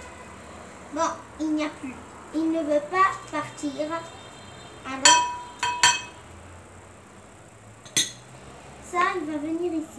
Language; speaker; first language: French; non-native, local second language; Arabic